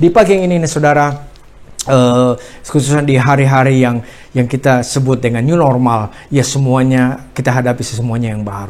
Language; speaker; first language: Indonesian; native; Indonesian